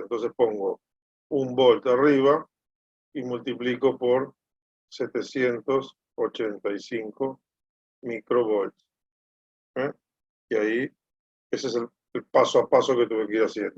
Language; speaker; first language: Spanish; native; Spanish